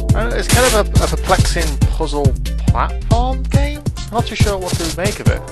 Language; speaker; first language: English; native; English